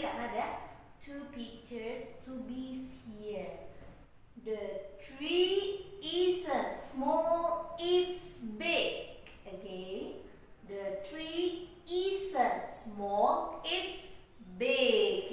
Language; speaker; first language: English; non-native, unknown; Indonesian